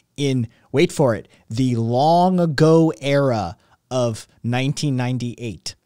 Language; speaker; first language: English; native; English